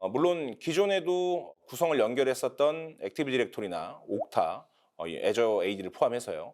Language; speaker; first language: Korean; native; Korean